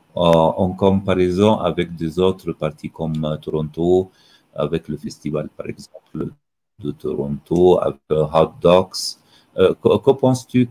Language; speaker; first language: French; non-native, fluent; Arabic